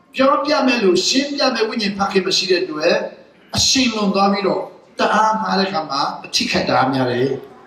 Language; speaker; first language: Burmese; non-native, local second language; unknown